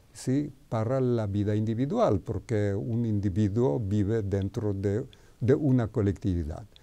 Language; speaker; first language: Spanish; non-native, fluent; Hebrew